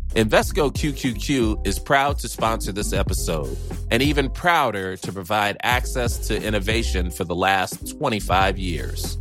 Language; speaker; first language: English; native; English